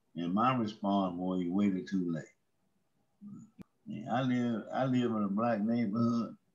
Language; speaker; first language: English; native; English